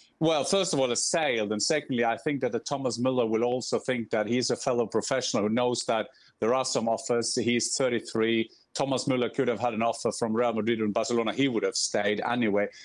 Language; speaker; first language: English; non-native, fluent; Norwegian